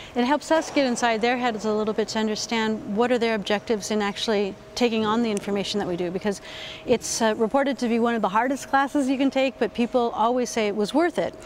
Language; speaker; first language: English; native; English